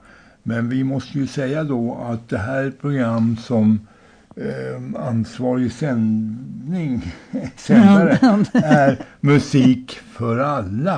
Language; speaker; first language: Swedish; native; Swedish